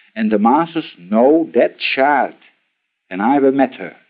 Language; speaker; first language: English; non-native, learner; Dutch